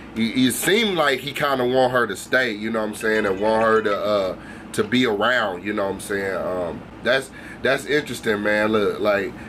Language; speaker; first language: English; native; English